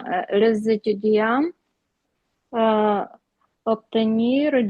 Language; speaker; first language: French; non-native, learner; Ukrainian